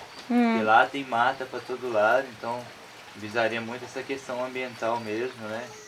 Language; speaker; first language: Portuguese; native; Portuguese